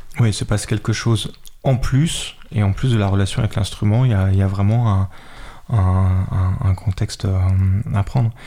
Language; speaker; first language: French; native; French